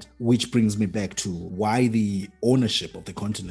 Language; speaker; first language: English; non-native, local second language; Shona